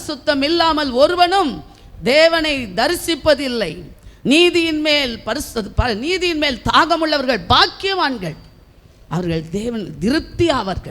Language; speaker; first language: Tamil; native; Tamil